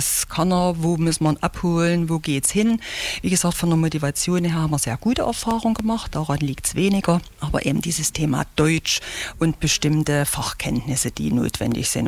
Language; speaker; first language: German; native; German